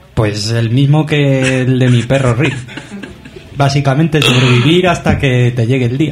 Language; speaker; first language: Spanish; native; Spanish